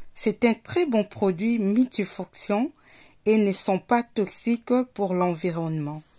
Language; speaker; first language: French; non-native, local second language; Lingala